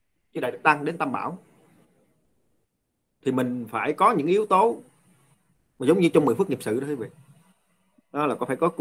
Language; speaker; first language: Vietnamese; native; Vietnamese